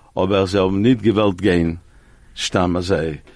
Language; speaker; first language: English; non-native, fluent; Spanish